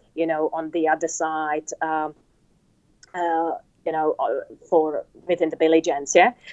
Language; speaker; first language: English; non-native, fluent; Czech